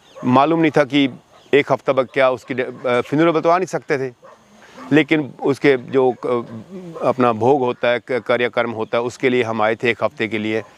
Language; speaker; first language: Hindi; non-native, local second language; Punjabi